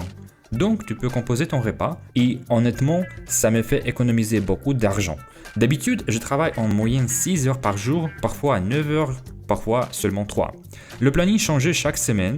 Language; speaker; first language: French; non-native, fluent; Russian